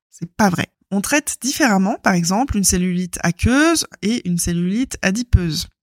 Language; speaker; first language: French; native; French